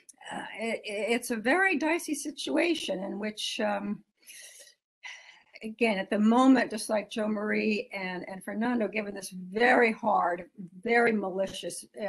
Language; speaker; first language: English; native; English